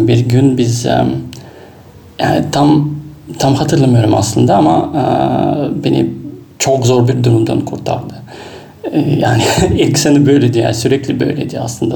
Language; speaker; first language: Turkish; non-native, fluent; Russian